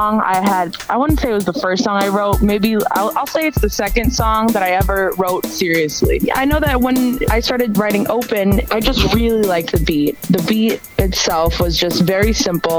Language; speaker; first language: English; native; English